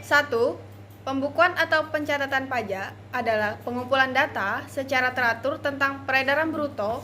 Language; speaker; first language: Indonesian; native; Indonesian